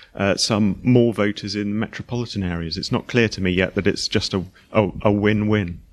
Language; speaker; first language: English; native; English